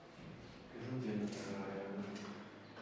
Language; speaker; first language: Spanish; non-native, learner; English